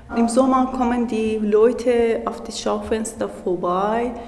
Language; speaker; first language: German; non-native, learner; Persian